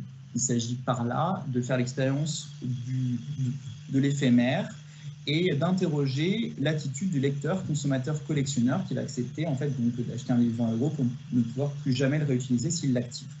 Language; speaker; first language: French; native; French